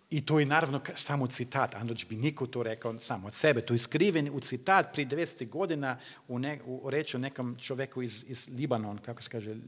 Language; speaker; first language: Bosnian; non-native, learner; German